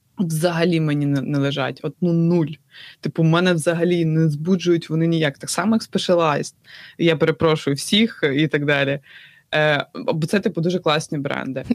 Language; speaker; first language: Ukrainian; native; Ukrainian